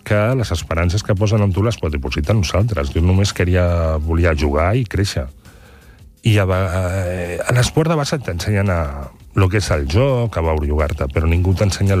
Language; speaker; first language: Catalan; non-native, local second language; Spanish